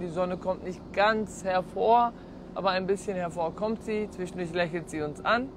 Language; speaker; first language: German; non-native, fluent; Turkish